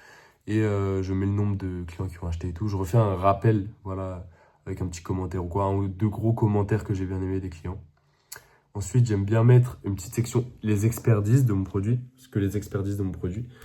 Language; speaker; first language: French; native; French